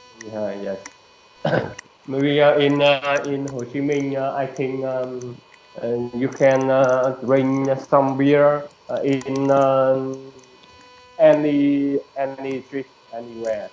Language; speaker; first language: English; non-native, learner; Vietnamese